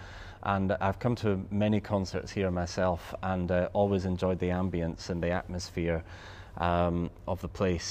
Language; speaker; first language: English; native; English